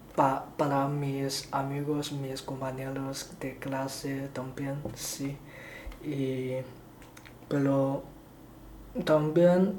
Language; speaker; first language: Spanish; non-native, learner; Chinese